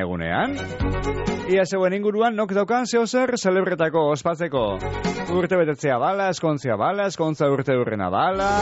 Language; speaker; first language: Basque; native; Basque